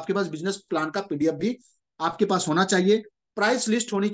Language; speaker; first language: Hindi; native; Hindi